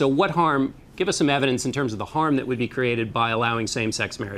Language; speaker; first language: English; native; English